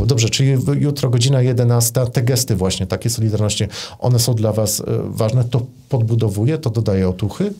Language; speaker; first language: Polish; native; Polish